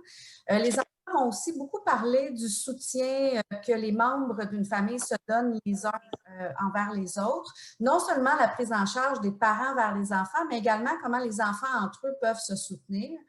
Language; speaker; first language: French; native; French